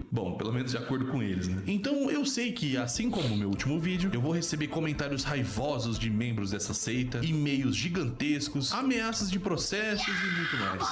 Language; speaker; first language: Portuguese; native; Portuguese